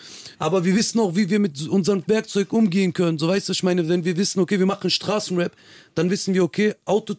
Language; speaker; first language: German; early bilingual, other home language; Kurdish